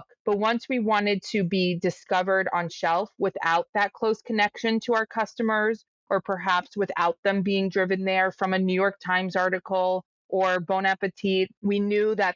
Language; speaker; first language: English; native; English